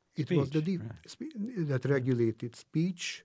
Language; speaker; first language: English; non-native, fluent; Hungarian